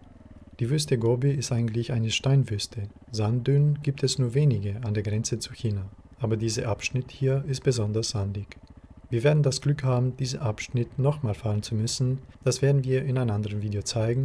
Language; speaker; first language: German; native; German